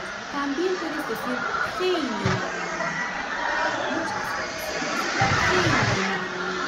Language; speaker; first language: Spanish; non-native, fluent; Persian